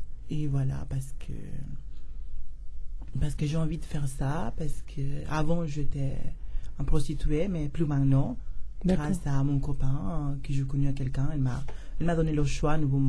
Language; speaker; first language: French; non-native, learner; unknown